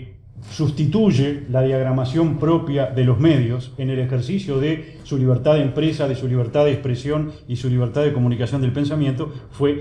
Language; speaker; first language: Spanish; native; Spanish